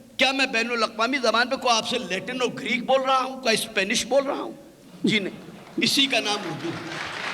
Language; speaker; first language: Urdu; native; Urdu